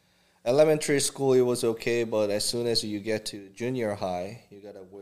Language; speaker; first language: English; non-native, fluent; Korean